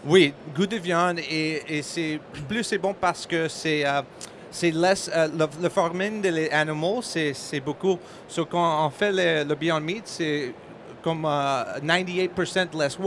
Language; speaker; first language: French; non-native, learner; English